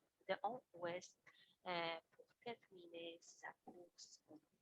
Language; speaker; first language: French; non-native, learner; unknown